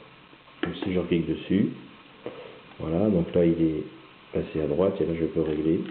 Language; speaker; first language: French; native; French